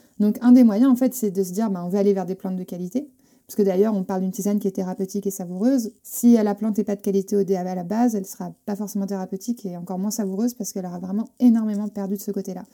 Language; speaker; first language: French; non-native, fluent; Spanish